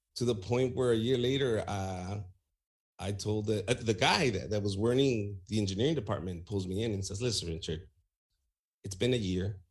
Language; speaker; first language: English; early bilingual, other home language; Spanish